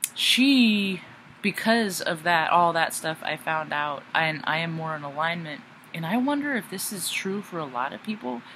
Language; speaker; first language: English; native; English